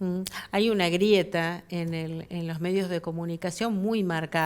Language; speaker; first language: Spanish; native; Spanish